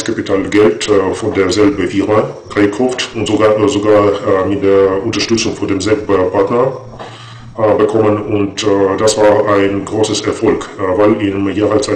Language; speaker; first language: German; non-native, fluent; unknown